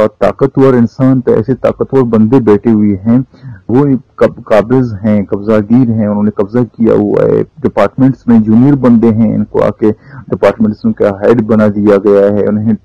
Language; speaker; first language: Urdu; non-native, local second language; Baluchi